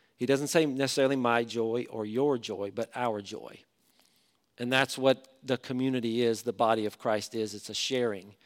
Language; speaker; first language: English; native; English